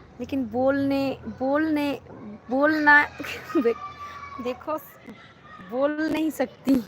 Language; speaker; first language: Hindi; non-native, learner; Bangla